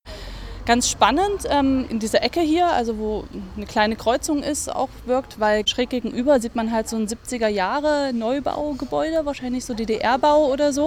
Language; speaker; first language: German; native; German